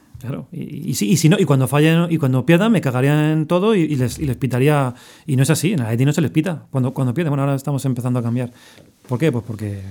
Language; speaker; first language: Spanish; native; Spanish